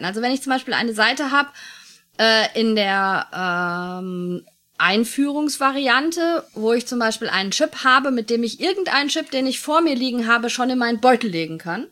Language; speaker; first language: German; native; German